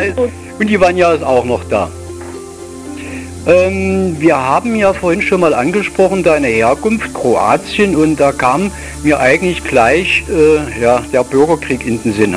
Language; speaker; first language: German; native; German